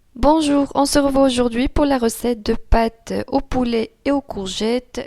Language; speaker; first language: French; non-native, local second language; Arabic